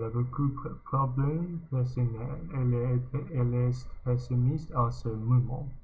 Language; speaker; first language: French; non-native, learner; English